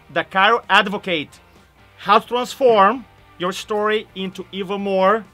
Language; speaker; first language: English; non-native, fluent; Portuguese